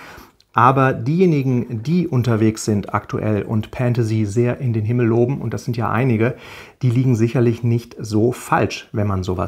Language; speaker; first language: German; native; German